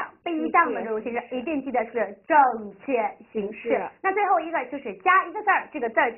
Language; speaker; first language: Chinese; native; Chinese